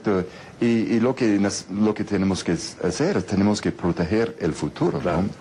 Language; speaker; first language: Spanish; non-native, fluent; English